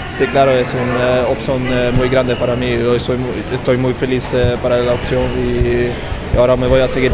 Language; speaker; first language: Spanish; early bilingual, heritage; Spanish